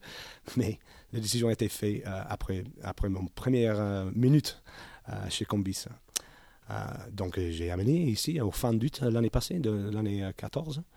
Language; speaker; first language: French; non-native, learner; English